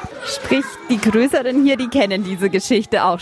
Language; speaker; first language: German; native; German